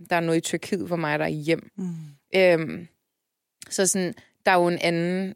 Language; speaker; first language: Danish; early bilingual, other home language; Turkish